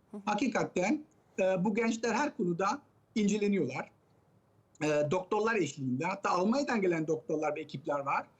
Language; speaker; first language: Turkish; early bilingual, heritage; Turkish